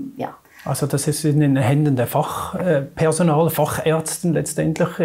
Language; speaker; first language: German; native; German